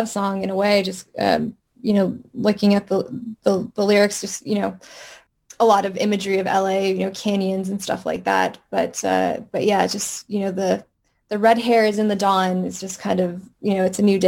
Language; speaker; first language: English; native; English